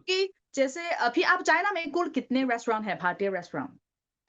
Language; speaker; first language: Hindi; non-native, learner; Chinese